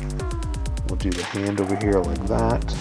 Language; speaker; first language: English; native; English